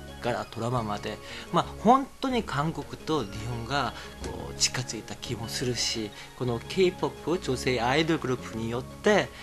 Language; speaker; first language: Japanese; non-native, fluent; Korean